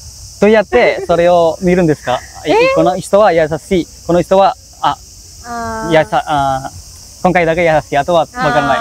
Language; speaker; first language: Japanese; non-native, fluent; Indonesian